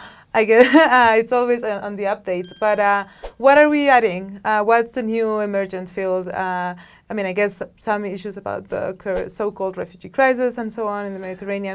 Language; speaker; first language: English; non-native, fluent; Spanish